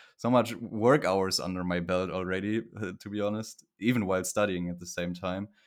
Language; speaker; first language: English; non-native, fluent; German